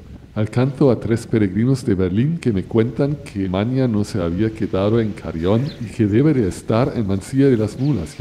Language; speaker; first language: Spanish; non-native, fluent; German